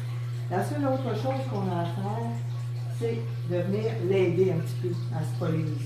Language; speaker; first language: French; native; French